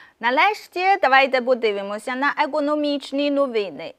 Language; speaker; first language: Ukrainian; non-native, fluent; Chinese